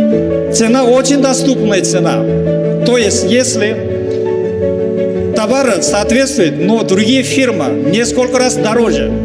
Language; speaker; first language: Russian; non-native, learner; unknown